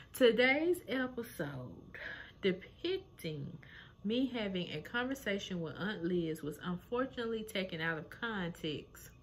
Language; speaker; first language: English; native; English